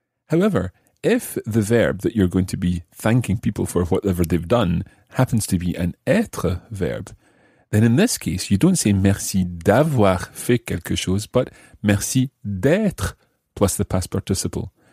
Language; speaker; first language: English; native; English